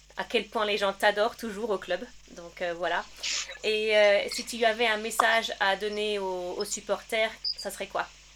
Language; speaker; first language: French; early bilingual, heritage; French